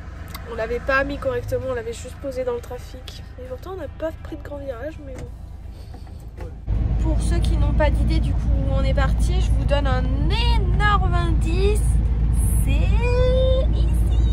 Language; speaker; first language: French; native; French